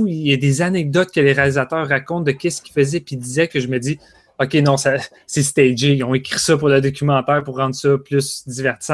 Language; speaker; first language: French; native; French